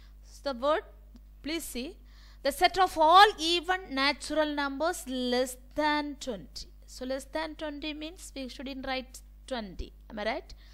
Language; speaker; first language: English; non-native, local second language; Tamil